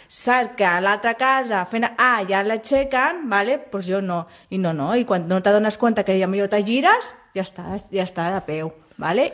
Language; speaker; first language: Catalan; non-native, local second language; Spanish